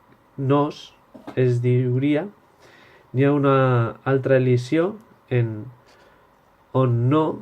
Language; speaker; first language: Catalan; non-native, local second language; Spanish